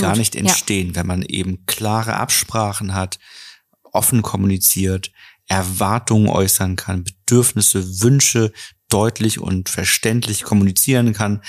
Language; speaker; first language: German; native; German